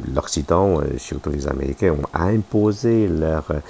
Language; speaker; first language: French; non-native, fluent; Chinese